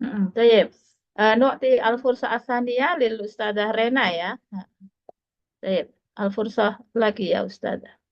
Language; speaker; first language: Arabic; non-native, fluent; Indonesian